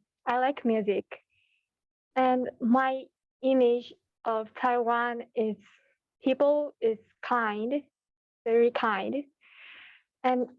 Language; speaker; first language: English; non-native, learner; Japanese